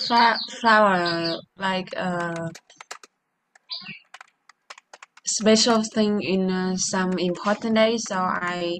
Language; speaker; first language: English; non-native, learner; Vietnamese